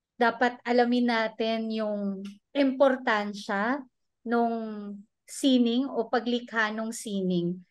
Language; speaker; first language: Filipino; non-native, local second language; Hiligaynon